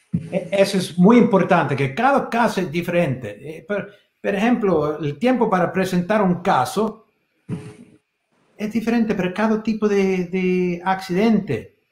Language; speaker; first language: Spanish; non-native, fluent; English